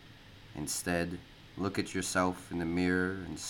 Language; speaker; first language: English; native; English